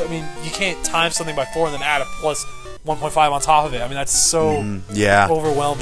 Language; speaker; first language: English; native; English